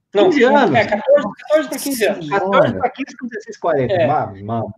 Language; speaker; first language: Portuguese; native; Portuguese